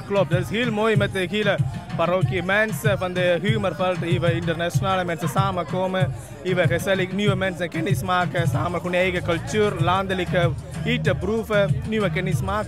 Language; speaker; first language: Dutch; non-native, learner; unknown